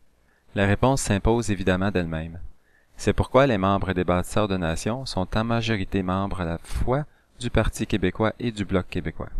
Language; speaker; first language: French; native; French